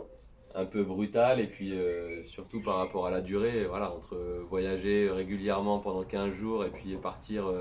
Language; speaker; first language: French; native; French